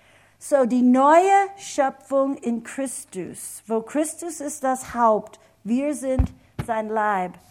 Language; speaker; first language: German; non-native, fluent; English